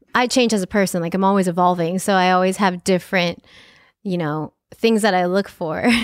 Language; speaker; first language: English; native; English